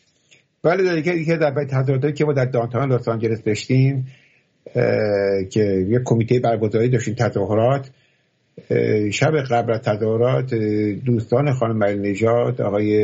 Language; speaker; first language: Persian; native; Persian